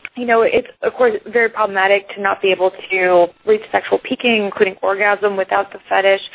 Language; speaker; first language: English; early bilingual, other home language; Icelandic